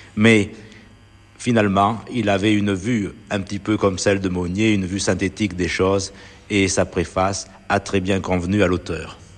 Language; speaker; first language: French; native; French